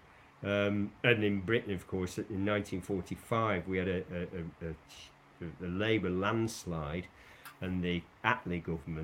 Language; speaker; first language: English; native; English